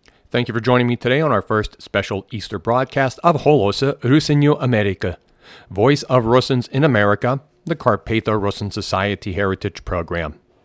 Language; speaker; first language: English; native; English